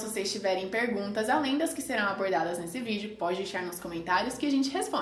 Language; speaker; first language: Portuguese; early bilingual, heritage; Portuguese